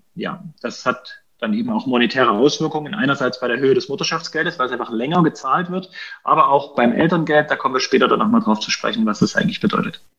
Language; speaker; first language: German; native; German